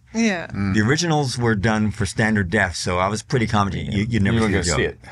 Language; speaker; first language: English; native; English